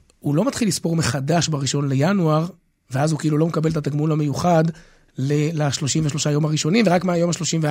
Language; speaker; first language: Hebrew; native; Hebrew